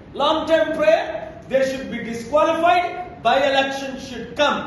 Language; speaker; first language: English; non-native, local second language; Telugu